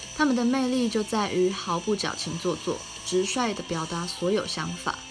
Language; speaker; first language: Chinese; non-native, local second language; Min Nan Chinese